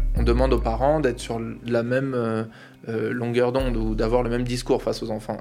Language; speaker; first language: French; native; French